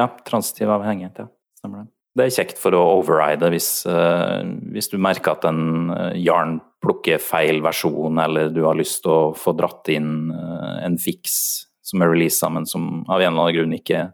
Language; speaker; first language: Norwegian; native; Norwegian